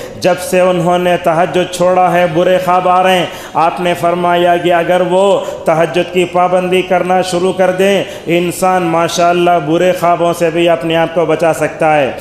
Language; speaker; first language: Urdu; native; Urdu